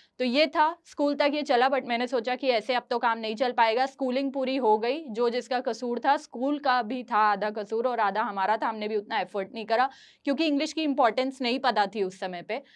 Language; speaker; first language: Hindi; native; Hindi